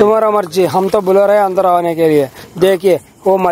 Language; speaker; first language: Hindi; non-native, local second language; Telugu